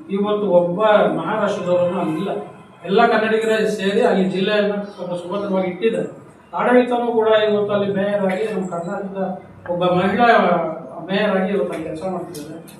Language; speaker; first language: Kannada; native; Kannada